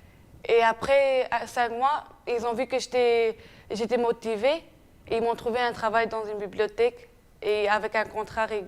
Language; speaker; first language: French; non-native, fluent; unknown